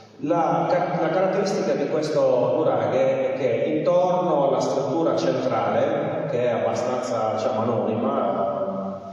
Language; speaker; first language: Italian; native; Italian